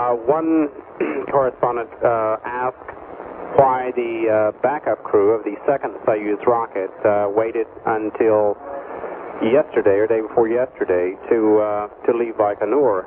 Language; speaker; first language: English; native; English